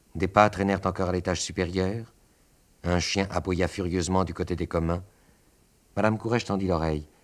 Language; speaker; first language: French; native; French